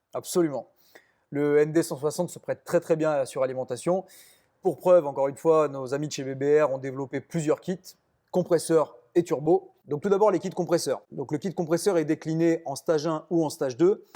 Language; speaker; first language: French; native; French